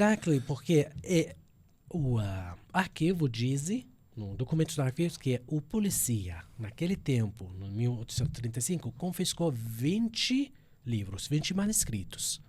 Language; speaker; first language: Portuguese; non-native, fluent; Arabic